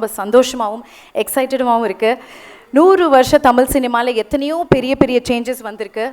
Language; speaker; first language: Tamil; native; Tamil